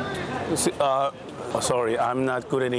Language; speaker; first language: English; non-native, learner; Korean